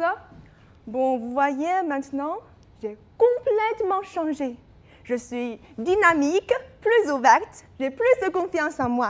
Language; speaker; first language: French; non-native, fluent; Chinese